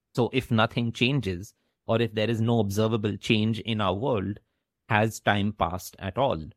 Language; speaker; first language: English; non-native, local second language; Hindi